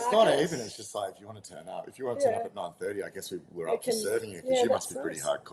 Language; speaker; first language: English; native; English